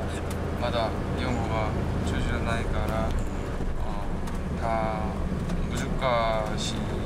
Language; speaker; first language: Japanese; non-native, learner; Korean